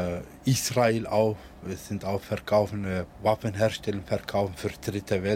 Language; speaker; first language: German; early bilingual, other home language; Turkish